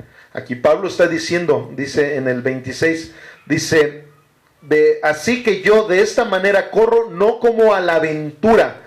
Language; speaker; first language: Spanish; native; Spanish